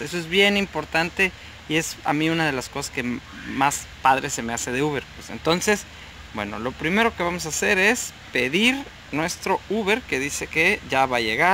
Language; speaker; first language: Spanish; native; Spanish